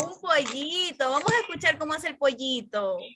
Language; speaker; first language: Spanish; native; Spanish